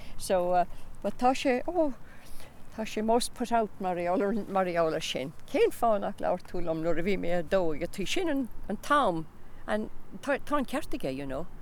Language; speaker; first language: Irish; non-native, local second language; English